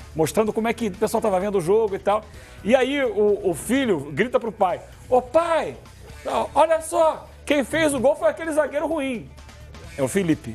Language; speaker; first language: Portuguese; native; Portuguese